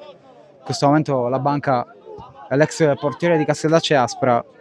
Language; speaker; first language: Italian; native; Italian